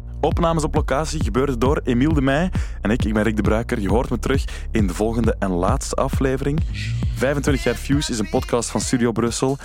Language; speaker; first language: Dutch; native; Dutch